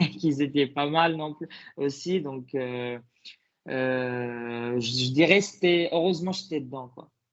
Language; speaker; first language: French; non-native, fluent; Arabic